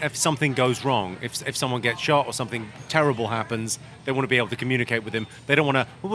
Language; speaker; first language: English; native; English